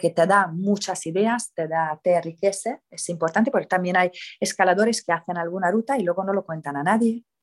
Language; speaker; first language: Spanish; non-native, fluent; Hungarian